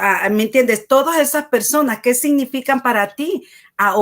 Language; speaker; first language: Spanish; native; Spanish